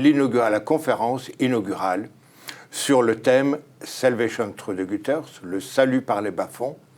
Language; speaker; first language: French; native; French